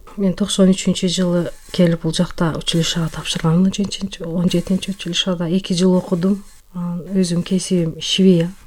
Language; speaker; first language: Kyrgyz; non-native, local second language; Turkish